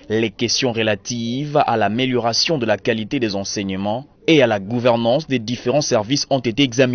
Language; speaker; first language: French; native; French